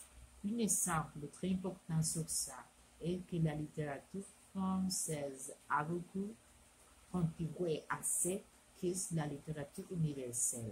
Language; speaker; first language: French; non-native, learner; Spanish